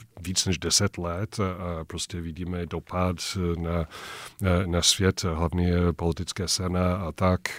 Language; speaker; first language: Czech; non-native, fluent; English